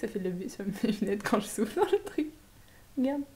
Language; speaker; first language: French; native; French